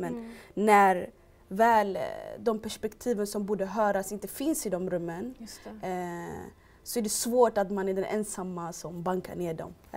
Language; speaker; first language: Swedish; early bilingual, other home language; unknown